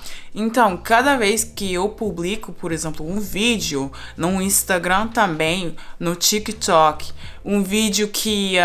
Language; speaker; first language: Portuguese; non-native, fluent; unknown